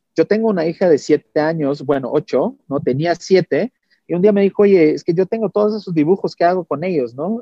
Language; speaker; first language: Spanish; non-native, fluent; Portuguese